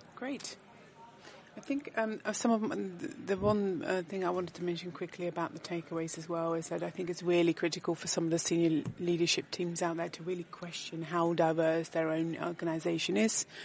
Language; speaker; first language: English; non-native, fluent; Dutch